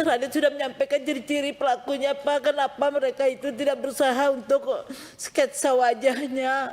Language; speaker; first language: Indonesian; non-native, local second language; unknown